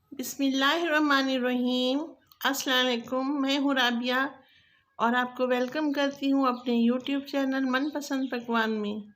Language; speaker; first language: Urdu; non-native, local second language; Saraiki